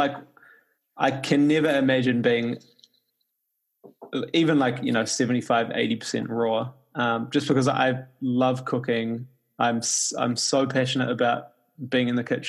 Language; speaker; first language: English; native; English